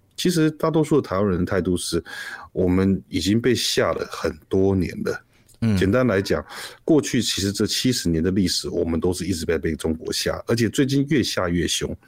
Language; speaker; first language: Chinese; native; Chinese